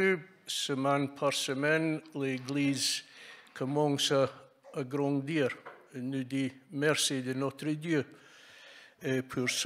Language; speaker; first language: French; non-native, fluent; English